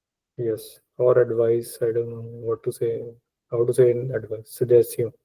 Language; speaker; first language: English; non-native, local second language; Punjabi